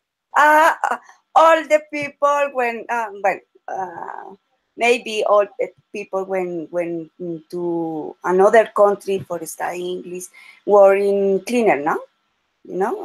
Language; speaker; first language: English; non-native, learner; Spanish